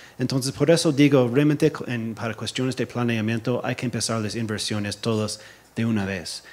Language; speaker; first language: Spanish; non-native, fluent; English